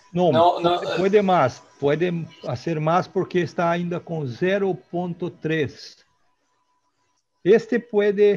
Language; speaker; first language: Spanish; non-native, learner; Portuguese